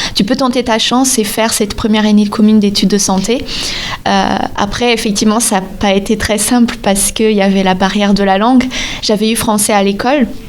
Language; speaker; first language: French; non-native, fluent; Portuguese